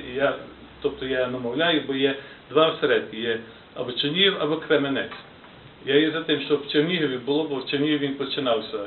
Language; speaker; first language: Ukrainian; early bilingual, heritage; Ukrainian